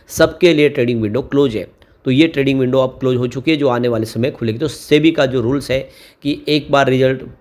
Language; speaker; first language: Hindi; native; Hindi